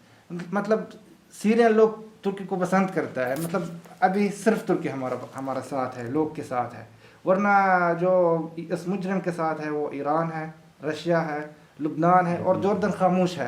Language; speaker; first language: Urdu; non-native, learner; Arabic